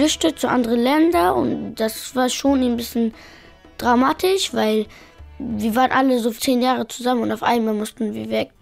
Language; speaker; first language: German; early bilingual, other home language; Pashto